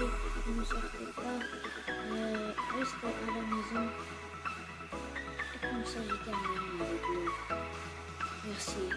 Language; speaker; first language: French; non-native, learner; Arabic